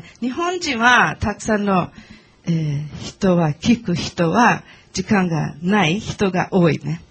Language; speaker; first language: Japanese; non-native, learner; Portuguese